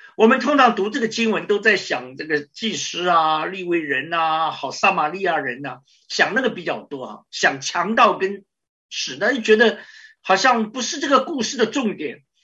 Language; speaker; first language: Chinese; native; Chinese